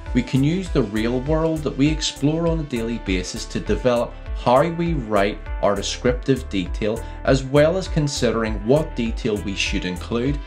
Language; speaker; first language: English; native; English